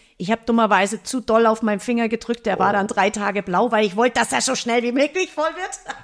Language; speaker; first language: German; native; German